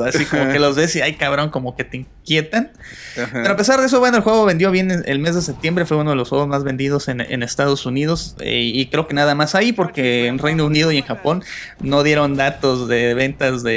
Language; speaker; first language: Spanish; native; Spanish